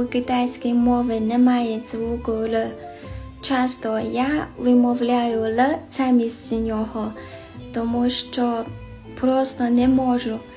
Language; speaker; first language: Ukrainian; non-native, learner; Chinese